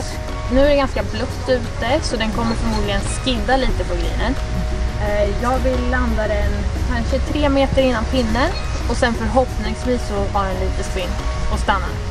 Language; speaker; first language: Swedish; native; Swedish